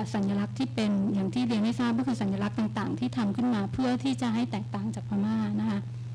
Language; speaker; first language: Thai; native; Thai